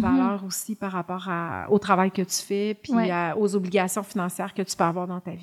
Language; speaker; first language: French; native; French